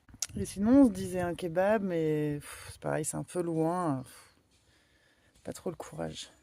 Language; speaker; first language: French; native; French